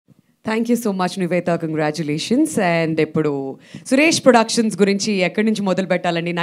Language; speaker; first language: Telugu; native; Telugu